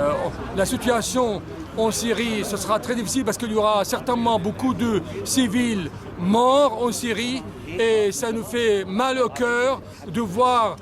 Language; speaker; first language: French; non-native, fluent; Arabic